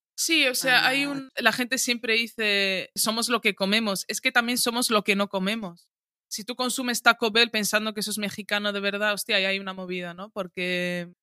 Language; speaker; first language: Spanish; early bilingual, other home language; Arabic